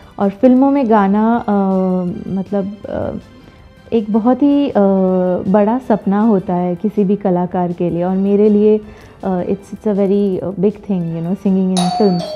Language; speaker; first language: Hindi; non-native, local second language; Bangla